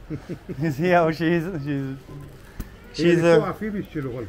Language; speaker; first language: English; non-native, fluent; French